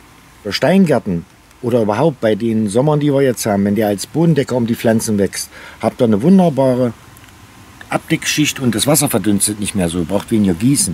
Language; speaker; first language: German; native; German